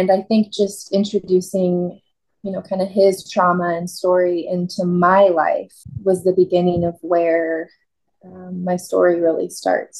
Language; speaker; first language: English; native; English